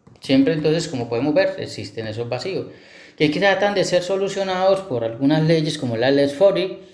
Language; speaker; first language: Spanish; native; Spanish